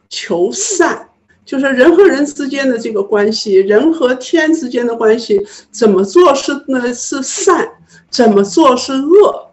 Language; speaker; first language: Chinese; native; Chinese